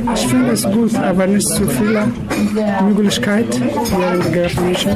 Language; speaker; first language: German; non-native, learner; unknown